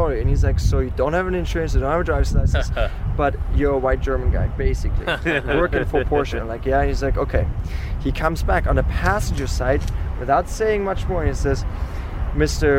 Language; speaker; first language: English; non-native, fluent; German